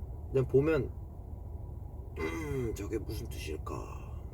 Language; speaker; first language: Korean; native; Korean